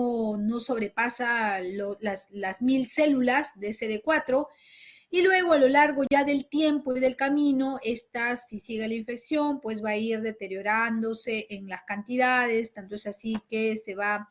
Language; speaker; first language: Spanish; native; Spanish